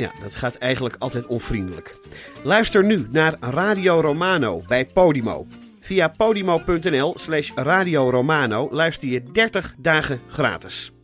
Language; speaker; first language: Dutch; native; Dutch